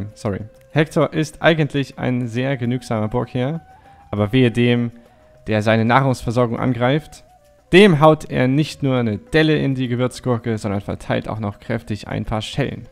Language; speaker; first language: German; native; German